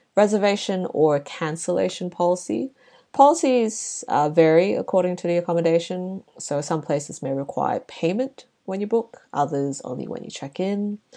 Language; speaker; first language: English; non-native, local second language; Chinese